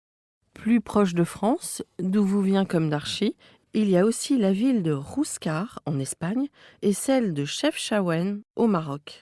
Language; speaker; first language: French; native; French